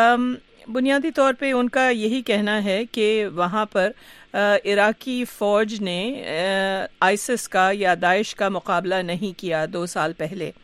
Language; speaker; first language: Urdu; native; Urdu